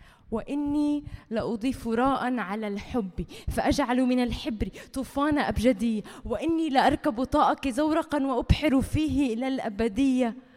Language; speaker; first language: Arabic; early bilingual, heritage; Arabic